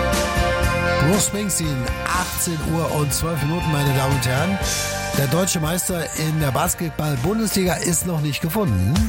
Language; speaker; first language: German; native; German